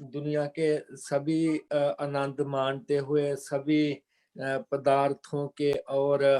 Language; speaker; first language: Hindi; non-native, local second language; Punjabi